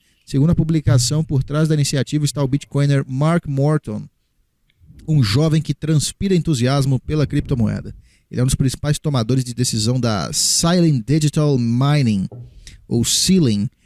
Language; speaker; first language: Portuguese; native; Portuguese